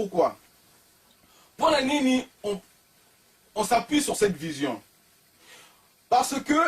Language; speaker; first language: French; non-native, local second language; Lingala